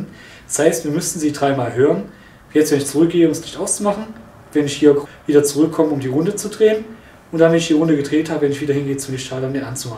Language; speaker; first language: German; native; German